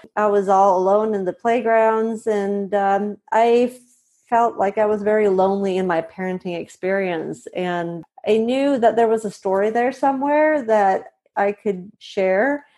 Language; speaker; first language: English; non-native, fluent; Swedish